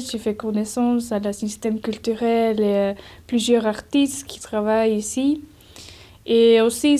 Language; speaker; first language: French; non-native, learner; Icelandic